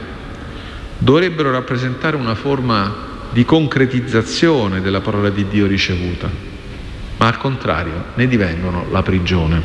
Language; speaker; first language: Italian; native; Italian